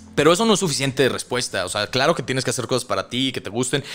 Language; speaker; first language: Spanish; native; Spanish